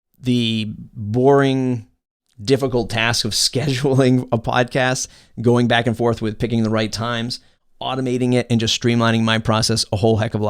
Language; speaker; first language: English; native; English